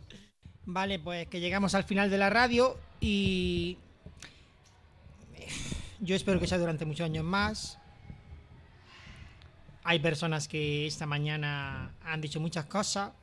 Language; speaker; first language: Spanish; native; Spanish